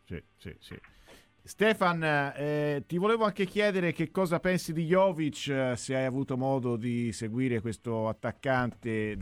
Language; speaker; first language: Italian; native; Italian